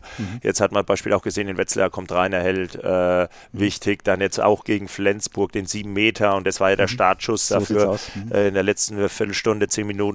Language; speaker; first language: German; native; German